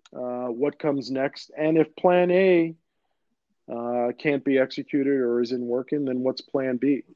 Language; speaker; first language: English; early bilingual, other home language; Greek